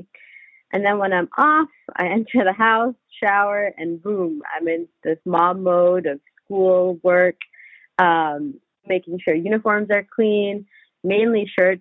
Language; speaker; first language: English; native; English